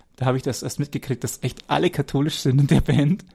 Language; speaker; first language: German; native; German